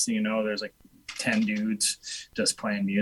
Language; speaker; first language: English; native; English